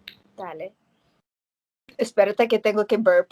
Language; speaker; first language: Spanish; early bilingual, heritage; Spanish